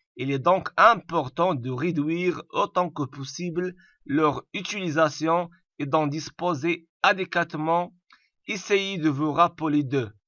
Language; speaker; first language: French; non-native, local second language; Arabic